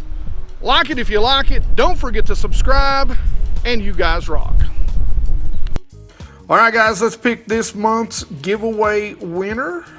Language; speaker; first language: English; native; English